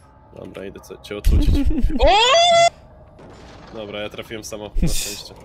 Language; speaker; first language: Polish; native; Polish